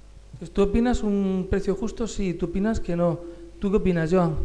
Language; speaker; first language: Spanish; native; Spanish